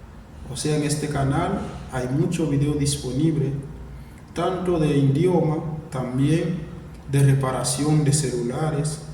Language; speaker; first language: Spanish; non-native, fluent; Haitian Creole